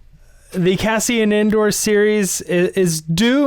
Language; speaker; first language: English; native; English